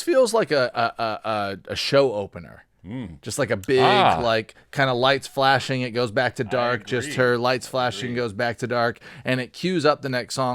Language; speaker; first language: English; native; English